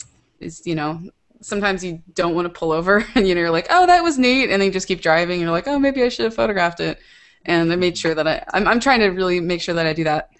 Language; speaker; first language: English; native; English